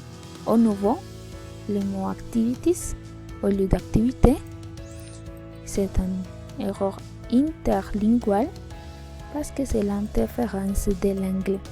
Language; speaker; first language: French; non-native, learner; Spanish